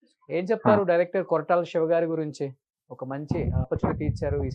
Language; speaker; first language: Telugu; native; Telugu